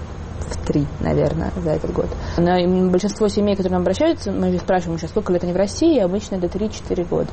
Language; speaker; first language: Russian; native; Russian